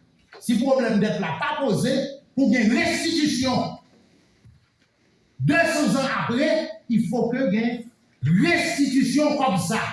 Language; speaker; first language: French; non-native, local second language; Haitian Creole